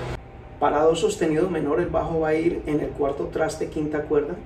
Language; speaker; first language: Spanish; native; Spanish